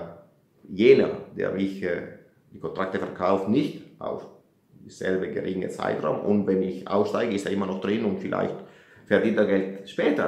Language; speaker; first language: German; non-native, fluent; Italian